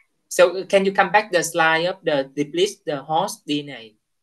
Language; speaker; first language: English; non-native, fluent; Vietnamese